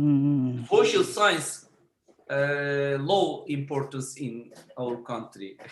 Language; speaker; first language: English; non-native, learner; Turkish